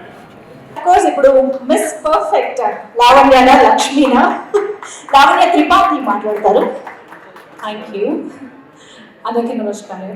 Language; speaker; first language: Telugu; non-native, local second language; Hindi